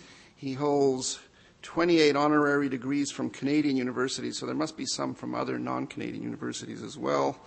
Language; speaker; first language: English; native; English